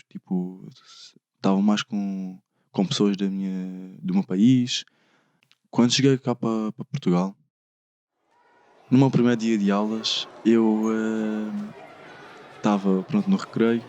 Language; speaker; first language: Portuguese; early bilingual, other home language; Arabic